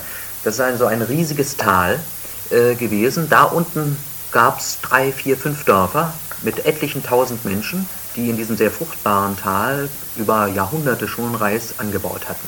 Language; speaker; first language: German; native; German